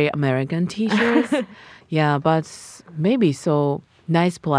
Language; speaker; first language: English; non-native, learner; Japanese